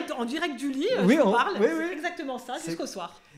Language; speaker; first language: French; native; French